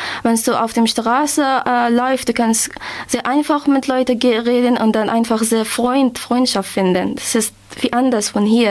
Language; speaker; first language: German; non-native, learner; Persian